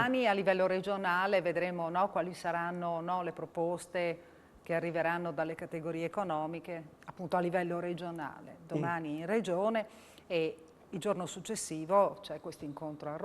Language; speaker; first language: Italian; native; Italian